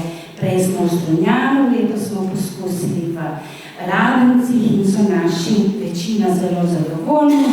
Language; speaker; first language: Slovenian; native; Slovenian